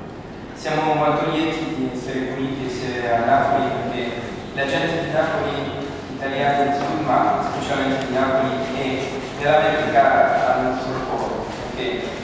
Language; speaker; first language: Italian; non-native, learner; French